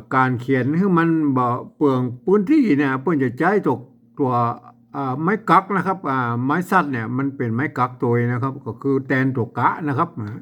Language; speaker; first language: Thai; native; Thai